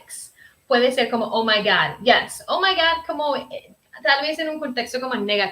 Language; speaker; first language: Spanish; early bilingual, heritage; Spanish